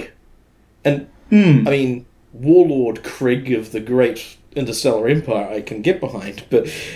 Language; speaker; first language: English; native; English